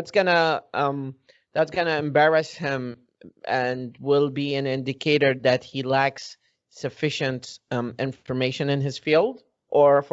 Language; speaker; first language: English; non-native, fluent; Arabic